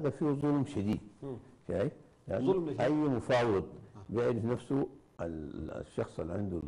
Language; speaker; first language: Arabic; native; Arabic